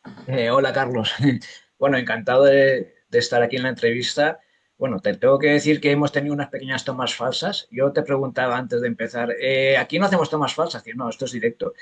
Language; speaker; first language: Spanish; native; Spanish